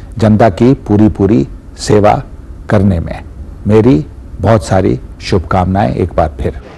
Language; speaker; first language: Hindi; native; Hindi